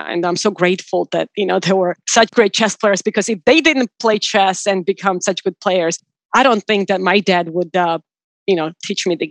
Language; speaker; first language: English; non-native, fluent; Georgian